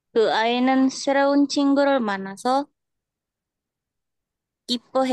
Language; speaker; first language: Korean; non-native, learner; Indonesian